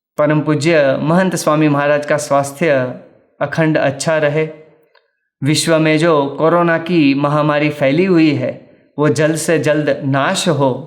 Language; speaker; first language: Hindi; native; Hindi